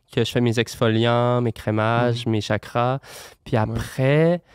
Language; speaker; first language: French; native; French